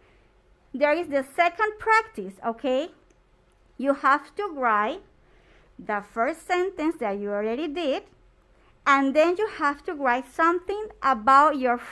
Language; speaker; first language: English; non-native, fluent; Spanish